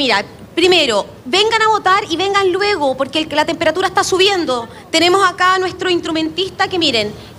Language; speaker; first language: Spanish; native; Spanish